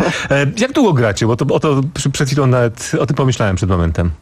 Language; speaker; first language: Polish; native; Polish